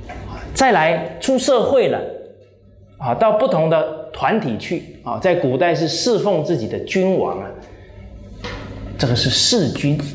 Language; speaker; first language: Chinese; native; Chinese